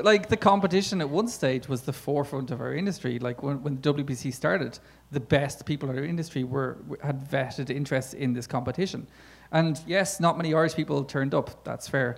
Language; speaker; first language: English; native; English